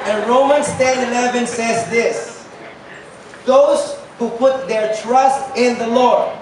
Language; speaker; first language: English; non-native, local second language; Filipino